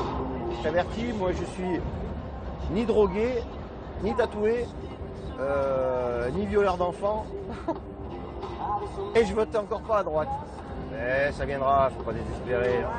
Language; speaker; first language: French; native; French